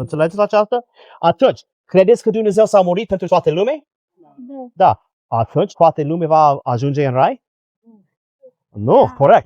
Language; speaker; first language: Romanian; non-native, learner; English